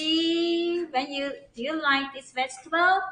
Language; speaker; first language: English; non-native, learner; Chinese